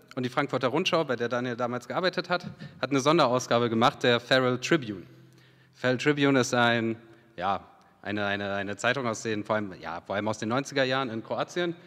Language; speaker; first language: German; early bilingual, other home language; Serbian